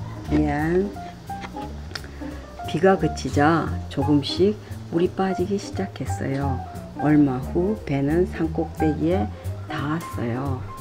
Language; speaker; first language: Korean; native; Korean